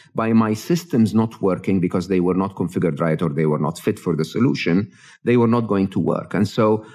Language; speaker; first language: English; non-native, fluent; Arabic